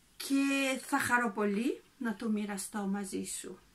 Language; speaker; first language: Greek; non-native, learner; Italian